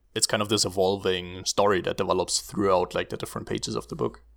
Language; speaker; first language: English; non-native, fluent; German